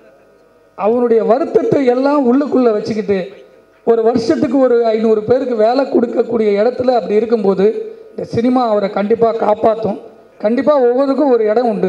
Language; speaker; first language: Tamil; native; Tamil